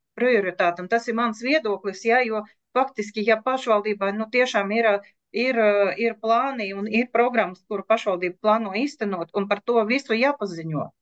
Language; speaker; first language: Latvian; non-native, local second language; Russian